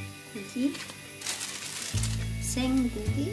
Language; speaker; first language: Korean; non-native, fluent; Cebuano